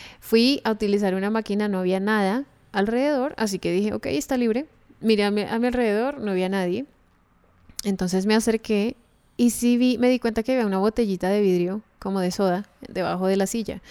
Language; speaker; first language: Spanish; native; Spanish